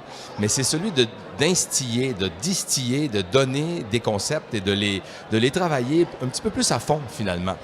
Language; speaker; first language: French; native; French